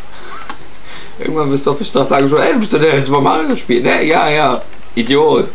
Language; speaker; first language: German; early bilingual, other home language; Turkish